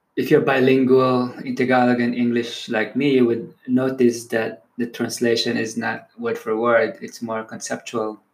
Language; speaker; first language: English; non-native, local second language; Filipino